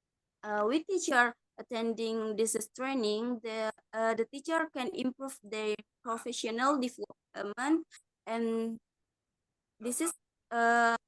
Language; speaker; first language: English; non-native, learner; Indonesian